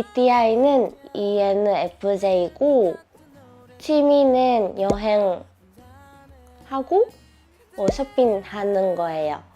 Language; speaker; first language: Korean; non-native, learner; Japanese